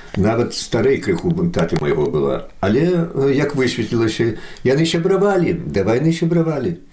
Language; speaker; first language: Belarusian; native; Belarusian